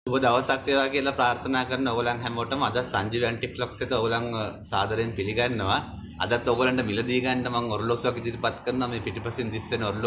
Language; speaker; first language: Sinhala; native; Sinhala